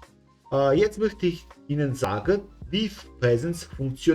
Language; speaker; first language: German; non-native, fluent; Serbian